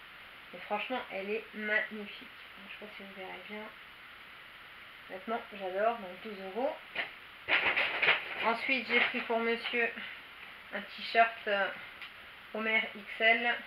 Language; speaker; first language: French; native; French